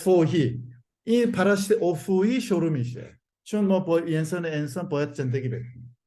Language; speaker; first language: Persian; non-native, learner; Korean